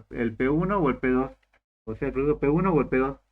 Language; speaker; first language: Spanish; native; Spanish